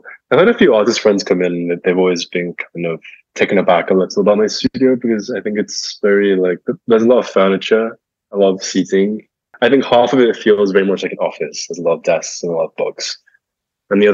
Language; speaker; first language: English; native; English